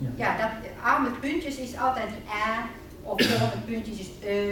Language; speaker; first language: Dutch; non-native, fluent; Finnish